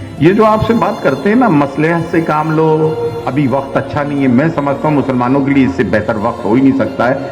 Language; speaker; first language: Urdu; native; Urdu